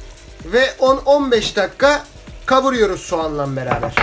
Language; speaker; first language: Turkish; native; Turkish